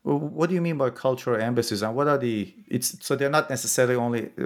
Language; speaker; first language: English; non-native, fluent; Persian